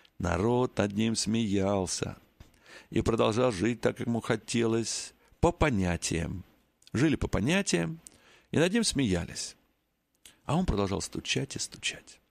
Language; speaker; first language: Russian; native; Russian